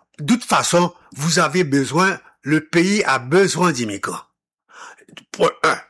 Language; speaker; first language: French; non-native, local second language; Haitian Creole